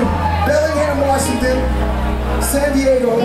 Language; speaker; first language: English; native; English